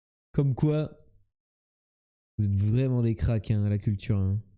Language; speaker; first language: French; native; French